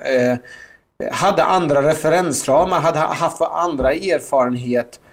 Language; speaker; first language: Swedish; early bilingual, other home language; Persian